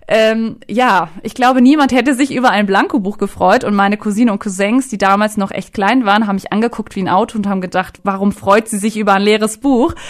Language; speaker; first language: German; native; German